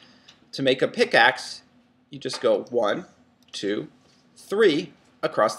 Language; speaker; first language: English; native; English